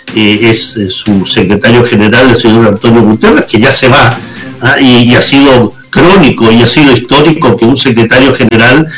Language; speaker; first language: Spanish; native; Spanish